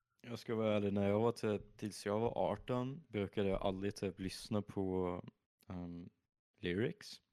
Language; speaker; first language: Swedish; early bilingual, other home language; German